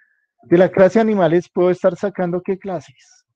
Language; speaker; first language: Spanish; native; Spanish